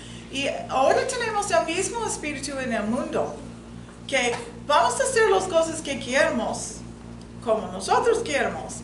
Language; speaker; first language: Spanish; non-native, fluent; English